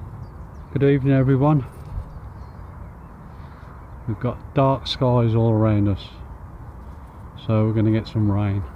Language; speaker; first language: English; native; English